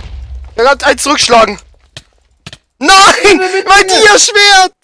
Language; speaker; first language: German; native; German